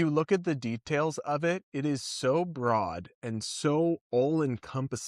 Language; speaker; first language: English; native; English